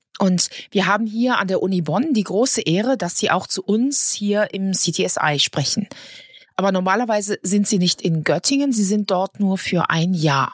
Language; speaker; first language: German; native; German